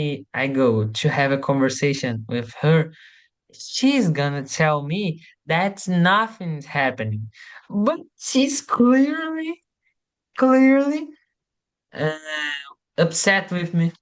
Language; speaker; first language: English; non-native, learner; Portuguese